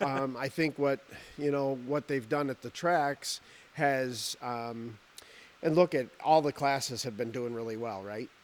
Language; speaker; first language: English; native; English